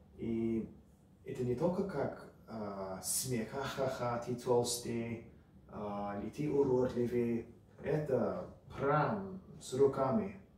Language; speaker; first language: Russian; early bilingual, heritage; Russian